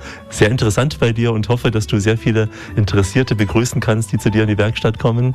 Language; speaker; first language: German; native; German